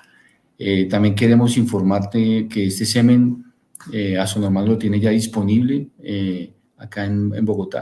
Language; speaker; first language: Spanish; native; Spanish